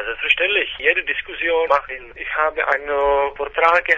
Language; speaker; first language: German; non-native, fluent; Czech